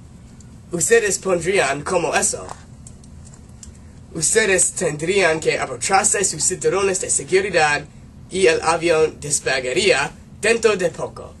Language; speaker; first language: Spanish; non-native, learner; English